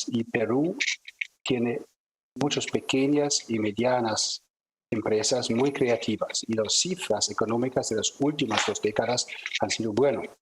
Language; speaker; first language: Spanish; non-native, fluent; German